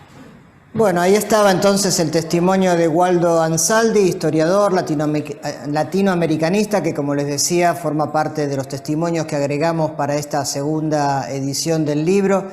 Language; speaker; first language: Spanish; native; Spanish